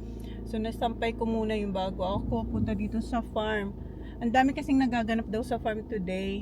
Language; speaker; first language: Filipino; native; Filipino